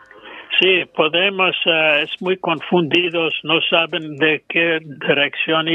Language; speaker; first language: Spanish; non-native, fluent; English